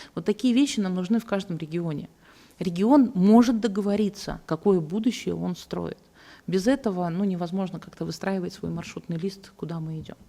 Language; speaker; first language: Russian; native; Russian